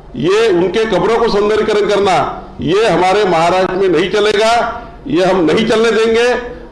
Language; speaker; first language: Hindi; non-native, local second language; Marathi